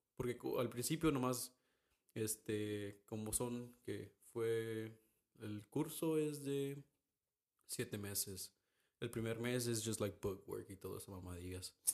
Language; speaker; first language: Spanish; early bilingual, heritage; Spanish